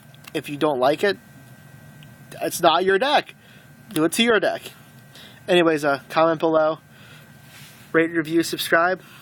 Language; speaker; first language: English; native; English